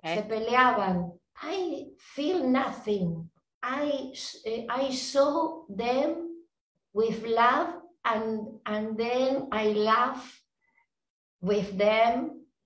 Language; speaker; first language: English; non-native, learner; Spanish